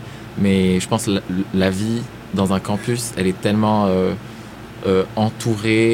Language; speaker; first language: French; non-native, local second language; Arabic